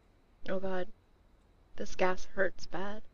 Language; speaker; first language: English; native; English